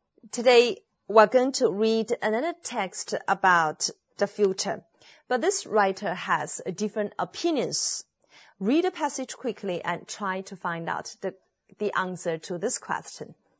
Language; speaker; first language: English; non-native, fluent; Chinese